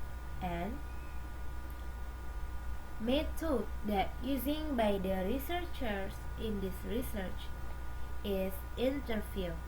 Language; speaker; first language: English; non-native, learner; Indonesian